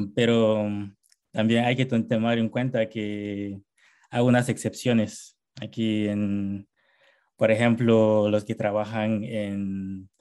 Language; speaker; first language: Spanish; non-native, fluent; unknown